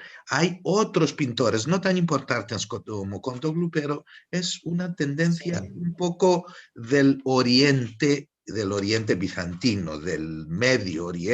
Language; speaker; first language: Spanish; non-native, fluent; Greek